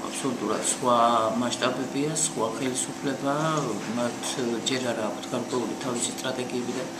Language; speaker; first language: Georgian; native; Georgian